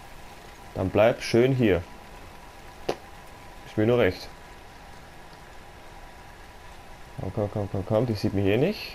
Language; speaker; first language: German; native; German